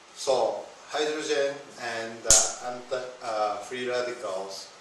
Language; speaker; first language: English; non-native, fluent; Japanese